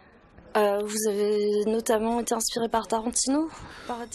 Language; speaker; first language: French; native; French